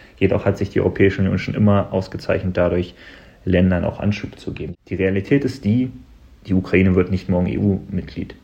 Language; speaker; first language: German; early bilingual, other home language; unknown